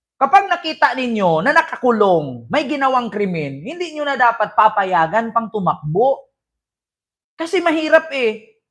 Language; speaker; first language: Filipino; non-native, local second language; Cebuano